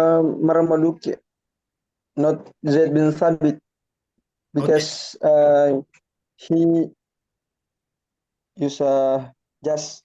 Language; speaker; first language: English; non-native, learner; Indonesian